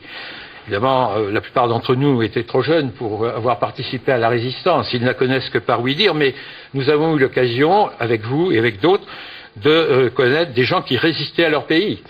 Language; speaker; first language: French; native; French